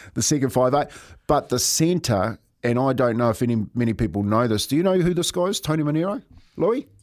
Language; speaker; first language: English; native; English